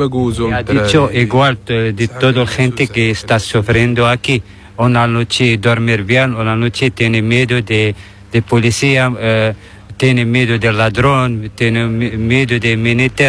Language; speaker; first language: Spanish; non-native, learner; Arabic